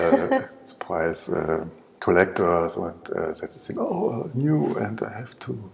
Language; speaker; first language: English; non-native, learner; German